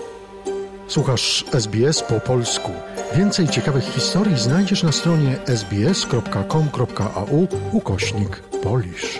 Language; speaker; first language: Polish; native; Polish